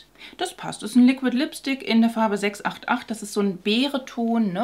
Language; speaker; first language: German; native; German